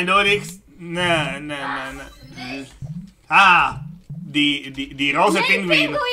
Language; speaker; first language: German; non-native, learner; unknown